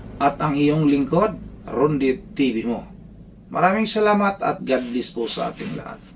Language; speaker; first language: Filipino; native; Filipino